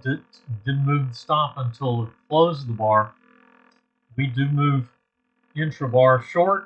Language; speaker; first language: English; native; English